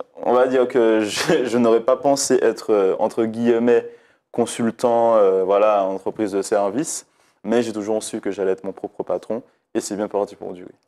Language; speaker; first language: French; native; French